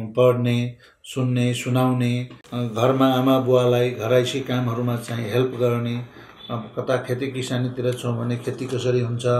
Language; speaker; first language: Nepali; non-native, local second language; Maithili